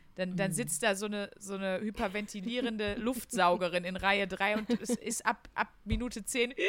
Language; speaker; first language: German; native; German